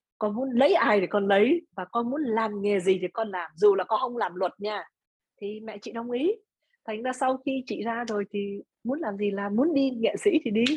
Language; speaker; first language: Vietnamese; early bilingual, other home language; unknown